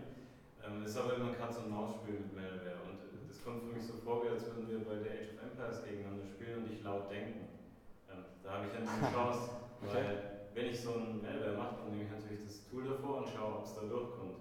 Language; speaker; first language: German; native; German